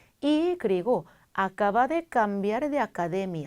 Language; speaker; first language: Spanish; non-native, fluent; Korean